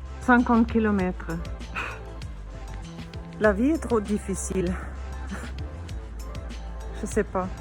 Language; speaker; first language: French; non-native, learner; German